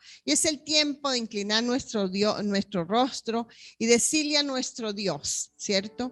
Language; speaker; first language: Spanish; native; Spanish